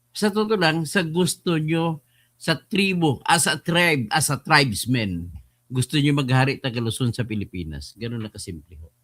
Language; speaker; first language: Filipino; non-native, local second language; Hiligaynon